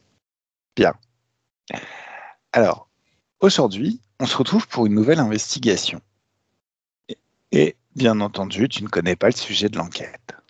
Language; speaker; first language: French; native; French